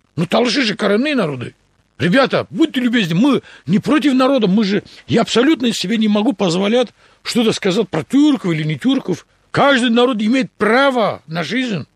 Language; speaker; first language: Russian; non-native, local second language; Talysh